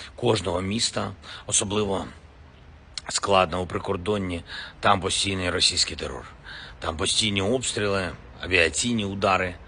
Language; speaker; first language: Ukrainian; non-native, local second language; Russian